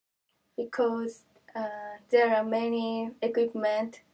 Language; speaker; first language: English; non-native, learner; Japanese